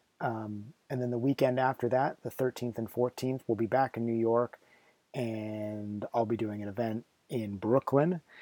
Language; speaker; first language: English; native; English